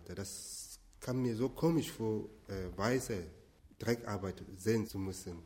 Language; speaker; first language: German; non-native, fluent; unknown